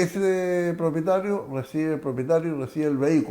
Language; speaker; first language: Spanish; native; Spanish